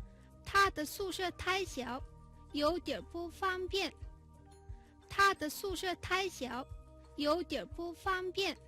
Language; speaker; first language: Chinese; non-native, fluent; Mongolian